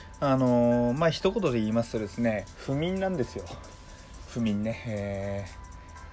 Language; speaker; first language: Japanese; native; Japanese